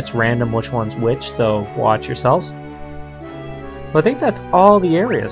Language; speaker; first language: English; native; English